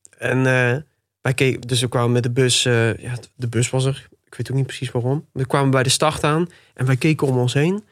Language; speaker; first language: Dutch; native; Dutch